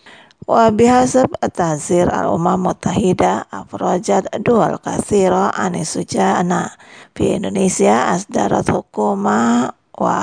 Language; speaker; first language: Arabic; non-native, fluent; Indonesian